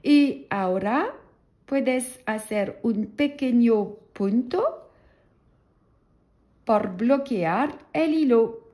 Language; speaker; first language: Spanish; non-native, learner; French